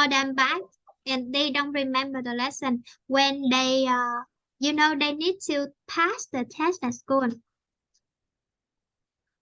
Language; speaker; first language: English; non-native, fluent; Vietnamese